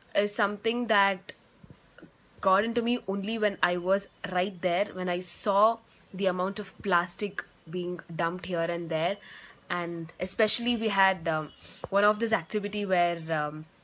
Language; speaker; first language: English; non-native, local second language; Tamil